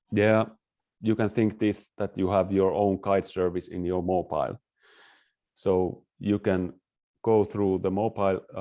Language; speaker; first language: English; non-native, fluent; Finnish